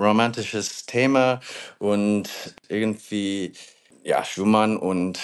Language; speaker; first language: German; non-native, fluent; English